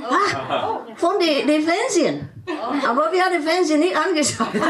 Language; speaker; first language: German; non-native, learner; Vietnamese